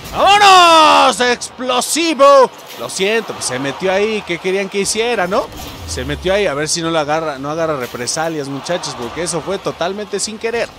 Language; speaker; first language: Spanish; native; Spanish